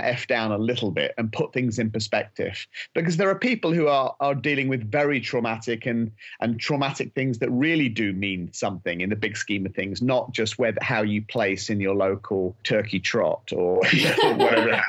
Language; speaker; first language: English; native; English